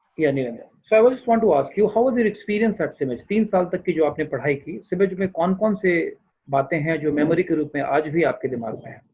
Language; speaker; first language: Hindi; native; Hindi